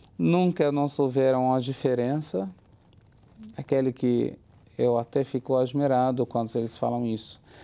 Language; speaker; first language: Portuguese; non-native, fluent; Arabic